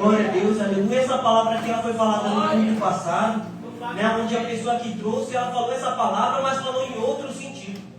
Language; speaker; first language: Portuguese; native; Portuguese